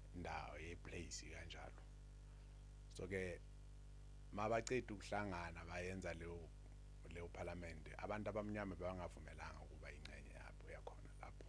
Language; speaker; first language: Zulu; non-native, local second language; Xhosa